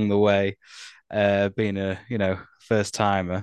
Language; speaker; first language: English; native; English